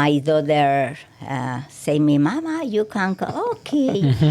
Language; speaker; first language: English; non-native, learner; Spanish